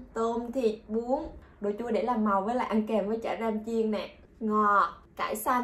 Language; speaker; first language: Vietnamese; native; Vietnamese